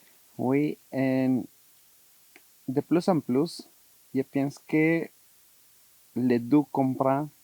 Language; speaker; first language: French; non-native, learner; Spanish